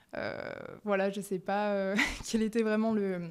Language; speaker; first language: French; native; French